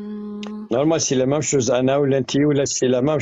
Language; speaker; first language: French; non-native, learner; Arabic